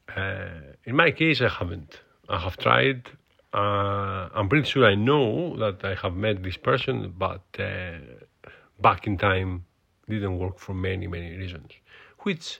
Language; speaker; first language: English; non-native, fluent; Greek